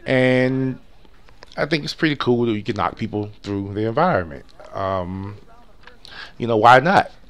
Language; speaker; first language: English; native; English